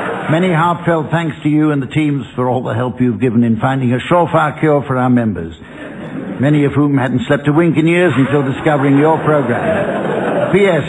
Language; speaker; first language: English; native; English